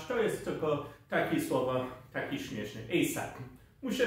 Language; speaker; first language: Polish; non-native, fluent; English